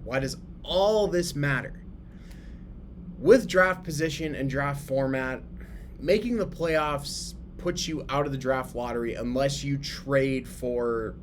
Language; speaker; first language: English; native; English